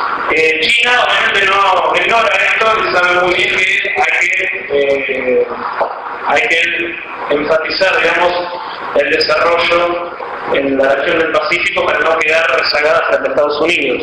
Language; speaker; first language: Spanish; native; Spanish